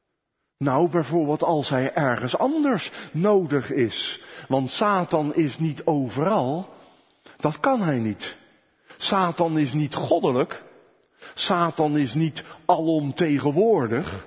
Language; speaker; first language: Dutch; native; Dutch